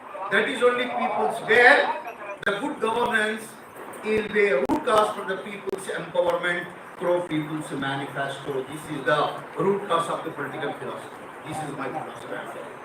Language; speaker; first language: English; non-native, local second language; Telugu